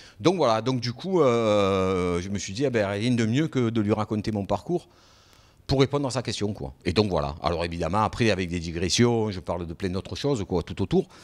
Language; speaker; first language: French; native; French